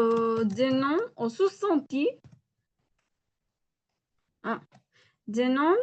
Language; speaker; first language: French; non-native, learner; Spanish